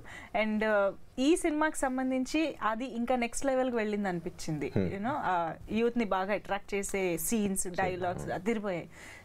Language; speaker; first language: Telugu; native; Telugu